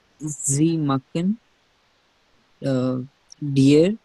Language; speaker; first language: German; non-native, learner; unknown